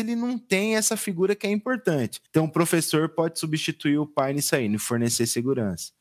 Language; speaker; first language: Portuguese; native; Portuguese